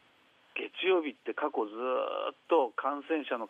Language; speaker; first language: Japanese; native; Japanese